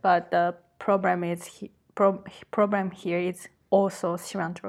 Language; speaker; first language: English; non-native, fluent; Japanese